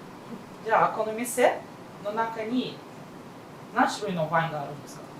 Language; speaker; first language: Japanese; non-native, fluent; Russian